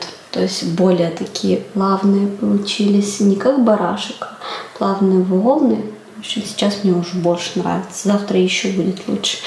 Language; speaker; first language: Russian; native; Russian